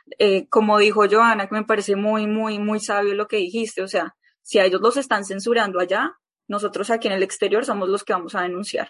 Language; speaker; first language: Spanish; native; Spanish